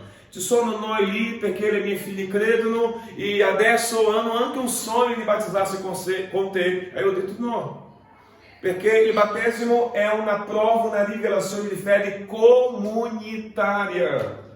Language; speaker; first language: Italian; non-native, fluent; Portuguese